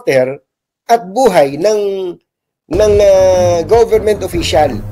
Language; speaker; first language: Filipino; native; Filipino